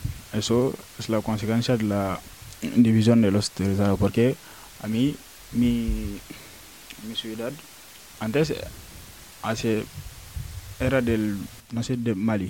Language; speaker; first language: Spanish; non-native, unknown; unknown